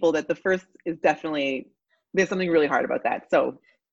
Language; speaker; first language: English; native; English